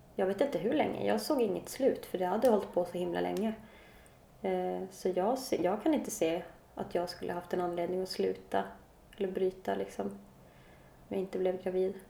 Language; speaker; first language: Swedish; native; Swedish